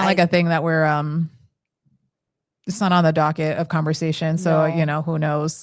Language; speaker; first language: English; native; English